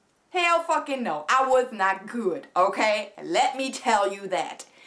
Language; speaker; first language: English; non-native, fluent; German